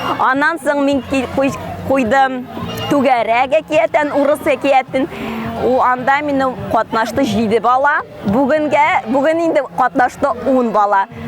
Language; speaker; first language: Tatar; native; Tatar